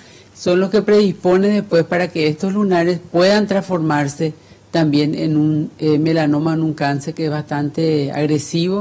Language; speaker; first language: Spanish; native; Spanish